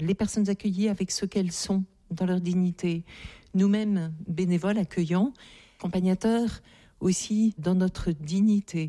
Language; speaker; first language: French; native; French